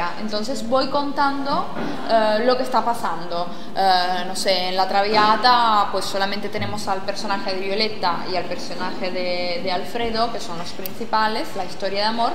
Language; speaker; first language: Spanish; non-native, fluent; Italian